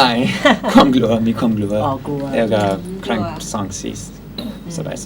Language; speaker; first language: Thai; non-native, learner; English